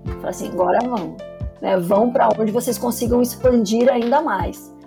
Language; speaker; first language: Portuguese; native; Portuguese